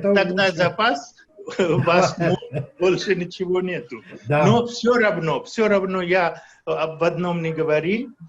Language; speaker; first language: Russian; non-native, fluent; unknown